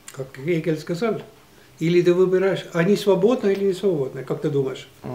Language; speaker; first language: Russian; non-native, local second language; Estonian